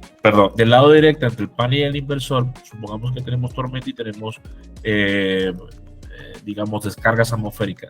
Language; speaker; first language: Spanish; native; Spanish